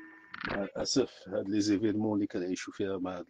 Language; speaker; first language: Arabic; native; Arabic